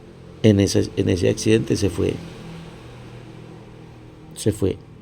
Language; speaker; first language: Spanish; native; Spanish